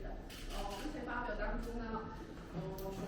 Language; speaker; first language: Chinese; non-native, fluent; Korean